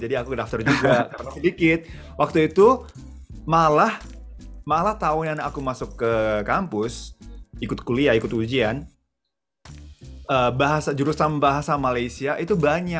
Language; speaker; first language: Indonesian; non-native, fluent; Japanese